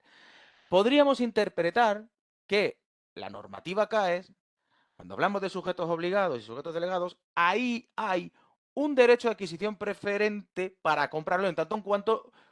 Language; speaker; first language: Spanish; native; Spanish